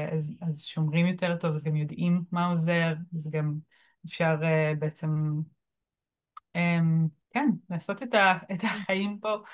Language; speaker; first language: Hebrew; native; Hebrew